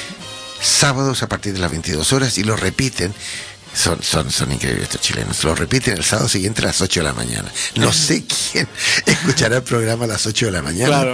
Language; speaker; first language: Spanish; native; Spanish